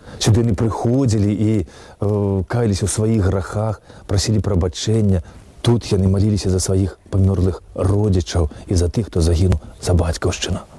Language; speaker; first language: Belarusian; native; Belarusian